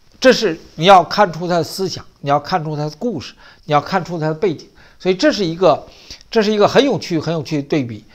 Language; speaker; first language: Chinese; native; Chinese